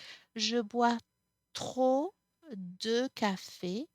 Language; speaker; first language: French; non-native, fluent; English